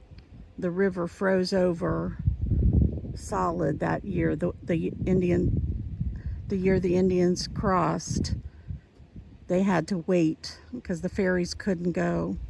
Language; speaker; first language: English; native; English